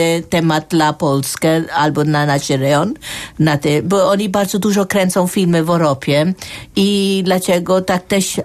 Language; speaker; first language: Polish; non-native, fluent; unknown